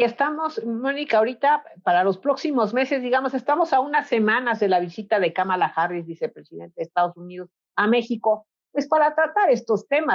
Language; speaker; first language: Spanish; native; Spanish